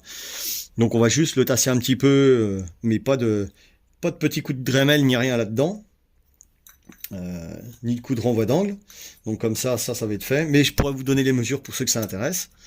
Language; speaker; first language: French; native; French